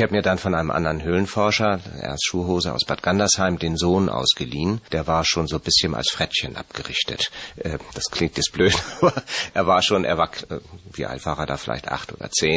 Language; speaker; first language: German; native; German